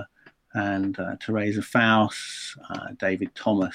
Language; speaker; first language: English; native; English